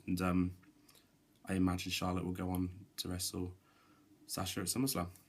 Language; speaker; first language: English; native; English